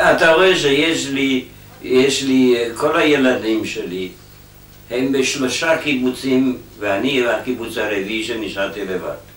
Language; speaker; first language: Hebrew; non-native, fluent; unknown